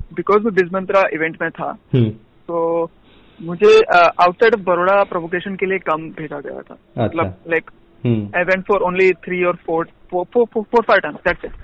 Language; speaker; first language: Hindi; non-native, local second language; Gujarati